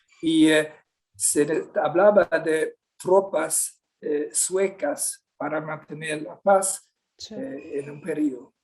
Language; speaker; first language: Spanish; non-native, fluent; Swedish